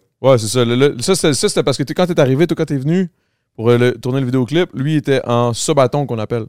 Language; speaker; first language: French; native; French